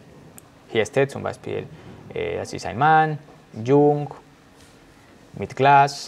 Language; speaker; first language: German; non-native, learner; Spanish